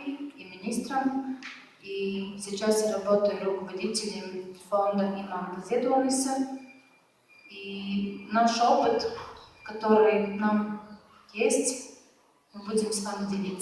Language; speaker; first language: Russian; non-native, fluent; Latvian